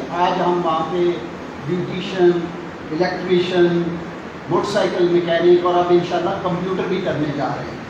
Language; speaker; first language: Urdu; non-native, local second language; Punjabi